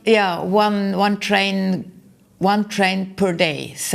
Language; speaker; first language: English; non-native, learner; German